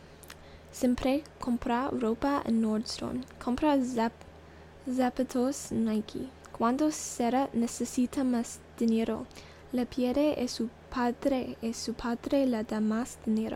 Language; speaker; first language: Spanish; non-native, learner; English